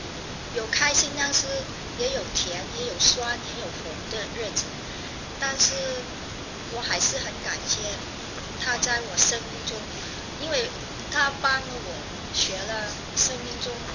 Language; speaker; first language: Chinese; non-native, fluent; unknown